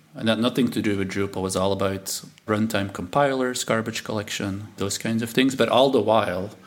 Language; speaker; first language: English; non-native, fluent; Dutch